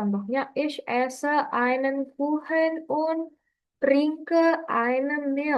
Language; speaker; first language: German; non-native, fluent; Indonesian